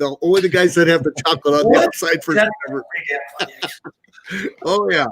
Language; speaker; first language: English; native; English